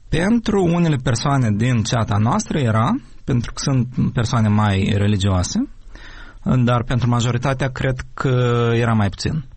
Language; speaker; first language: Romanian; native; Romanian